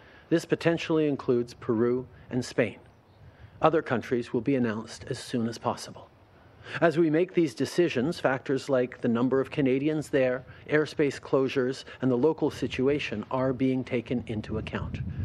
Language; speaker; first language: English; early bilingual, other home language; French